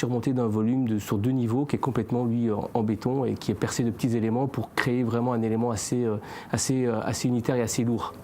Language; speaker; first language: French; native; French